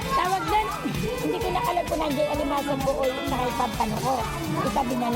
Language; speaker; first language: Filipino; native; Filipino